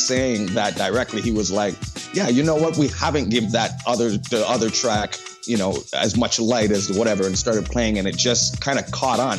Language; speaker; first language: English; native; English